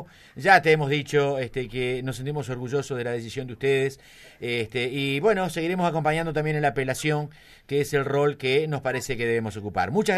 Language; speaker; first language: Spanish; native; Spanish